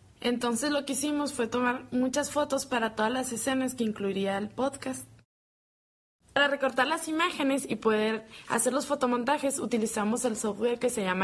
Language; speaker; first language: Spanish; native; Spanish